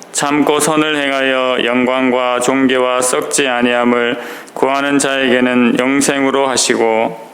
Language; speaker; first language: Korean; native; Korean